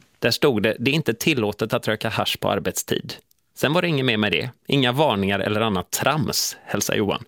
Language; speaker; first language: Swedish; native; Swedish